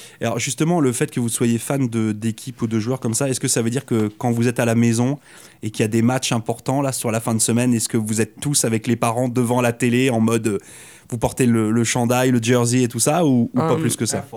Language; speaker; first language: French; native; French